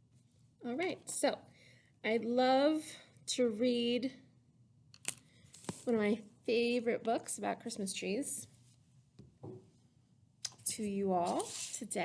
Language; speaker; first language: English; native; English